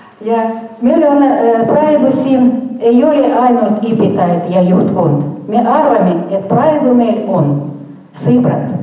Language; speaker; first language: Estonian; non-native, local second language; Russian